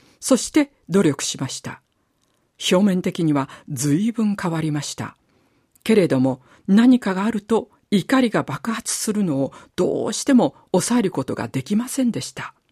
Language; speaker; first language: Japanese; native; Japanese